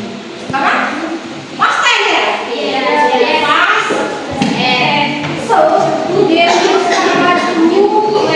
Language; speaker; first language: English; non-native, learner; Indonesian